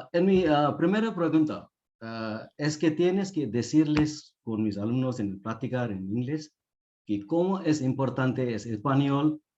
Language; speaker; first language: Spanish; non-native, learner; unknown